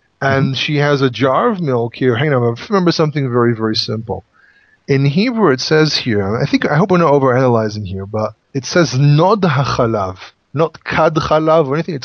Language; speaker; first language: English; non-native, fluent; Hebrew